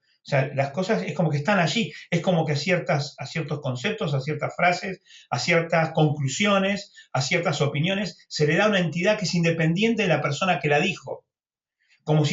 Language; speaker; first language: Spanish; native; Spanish